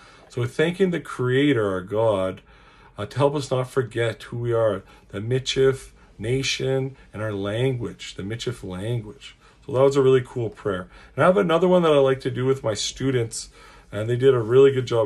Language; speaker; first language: English; native; English